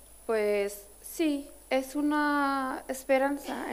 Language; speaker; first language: Spanish; non-native, fluent; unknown